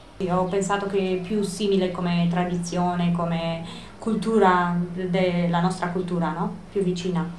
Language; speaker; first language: Italian; non-native, fluent; Romanian